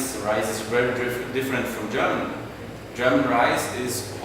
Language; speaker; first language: English; non-native, fluent; German